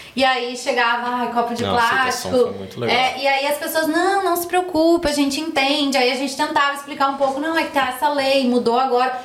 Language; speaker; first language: Portuguese; native; Portuguese